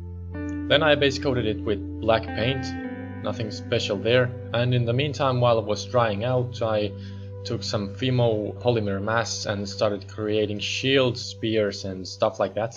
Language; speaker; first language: English; non-native, fluent; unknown